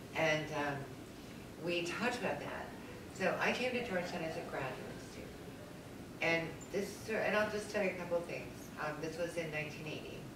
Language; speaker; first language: English; native; English